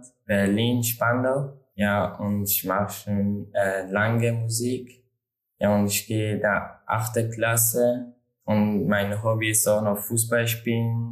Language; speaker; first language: German; non-native, learner; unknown